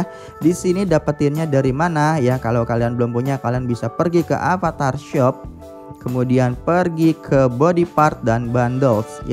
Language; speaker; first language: Indonesian; native; Indonesian